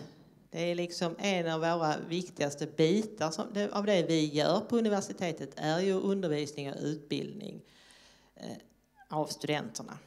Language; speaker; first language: Swedish; native; Swedish